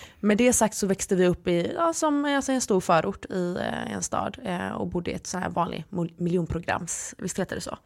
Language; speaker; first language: Swedish; early bilingual, other home language; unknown